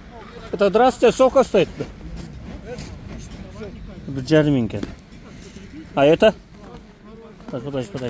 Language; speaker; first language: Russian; non-native, learner; Kyrgyz